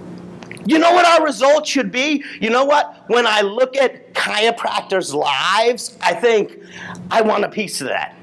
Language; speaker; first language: English; native; English